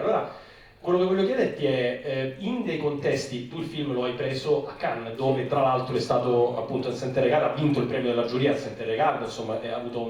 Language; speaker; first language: Italian; native; Italian